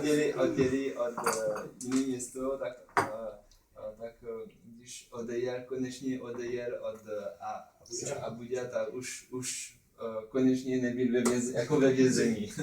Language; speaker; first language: Czech; non-native, learner; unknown